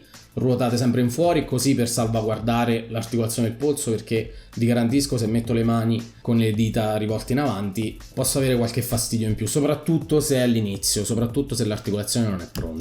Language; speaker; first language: Italian; native; Italian